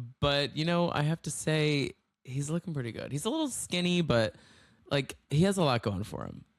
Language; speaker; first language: English; native; English